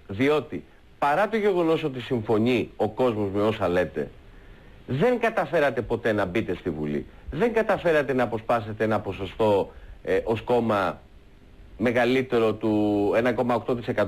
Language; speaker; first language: Greek; native; Greek